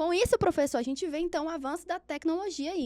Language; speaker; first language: Portuguese; native; Portuguese